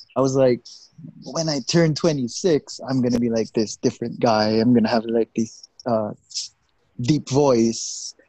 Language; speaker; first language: English; non-native, local second language; Hiligaynon